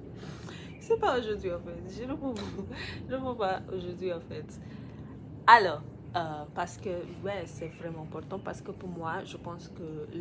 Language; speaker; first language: French; non-native, learner; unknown